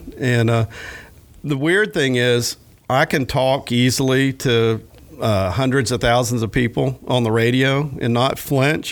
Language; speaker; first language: English; native; English